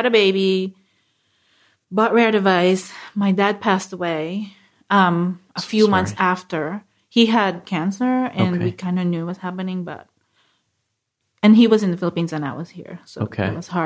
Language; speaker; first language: English; non-native, local second language; Filipino